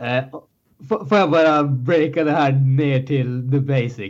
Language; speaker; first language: Swedish; native; Swedish